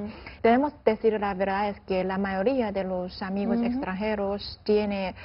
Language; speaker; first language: Spanish; non-native, fluent; Chinese